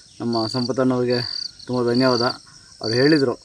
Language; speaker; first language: Kannada; native; Kannada